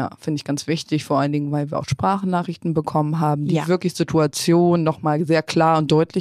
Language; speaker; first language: German; native; German